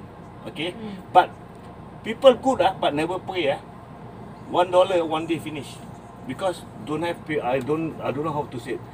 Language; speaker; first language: English; non-native, local second language; Malay